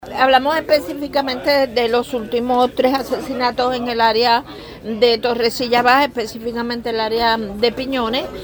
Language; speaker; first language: Spanish; native; Spanish